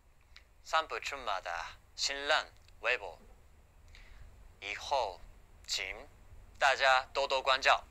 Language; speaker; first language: Chinese; non-native, learner; Japanese